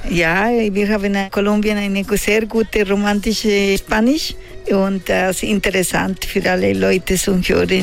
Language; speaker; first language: German; non-native, learner; Spanish